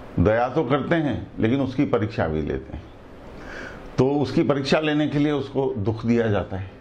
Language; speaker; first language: Hindi; native; Hindi